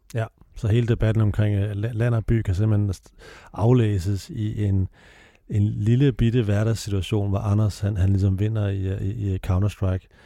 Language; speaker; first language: Danish; native; Danish